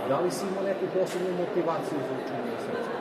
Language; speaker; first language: Serbian; non-native, fluent; Spanish